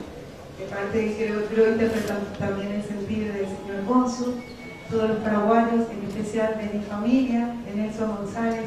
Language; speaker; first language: Spanish; native; Spanish